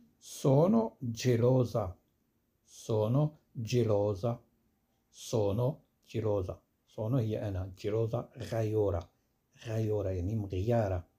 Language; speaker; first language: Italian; non-native, fluent; Arabic